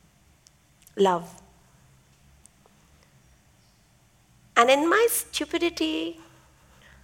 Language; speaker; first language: English; non-native, local second language; Tamil